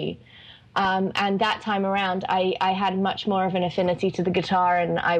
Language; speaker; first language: English; native; English